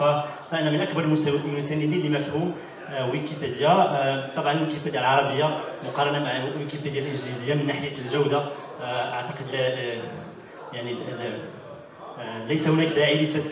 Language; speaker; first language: Arabic; native; Arabic